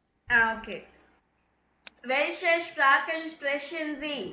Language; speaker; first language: German; non-native, fluent; Tamil